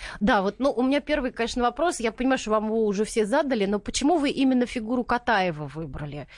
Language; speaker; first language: Russian; native; Russian